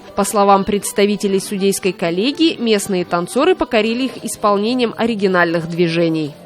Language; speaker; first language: Russian; native; Russian